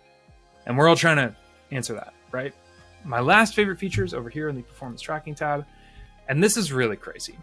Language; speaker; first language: English; native; English